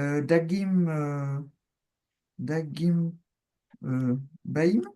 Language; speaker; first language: Hebrew; non-native, learner; French